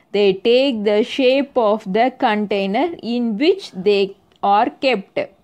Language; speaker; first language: English; non-native, local second language; Tamil